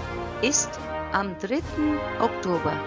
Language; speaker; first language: German; non-native, fluent; Turkish